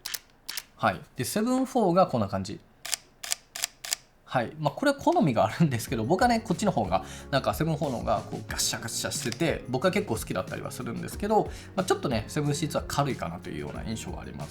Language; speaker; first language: Japanese; native; Japanese